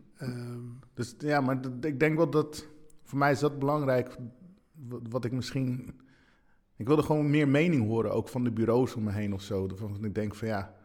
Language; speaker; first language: Dutch; early bilingual, other home language; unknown